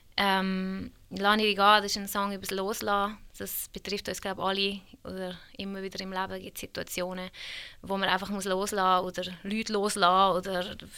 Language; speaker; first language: German; early bilingual, other home language; Hungarian